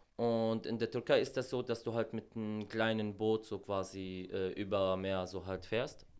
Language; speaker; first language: German; non-native, fluent; Arabic